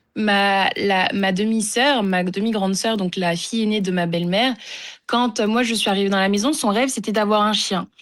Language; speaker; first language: French; early bilingual, other home language; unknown